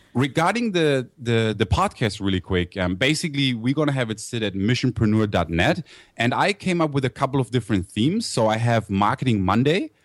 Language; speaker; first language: English; non-native, fluent; German